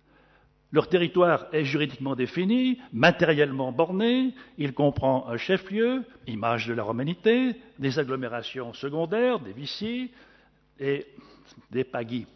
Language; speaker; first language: French; native; French